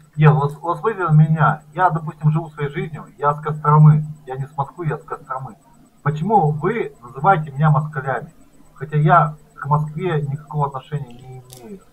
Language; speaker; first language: Russian; native; Russian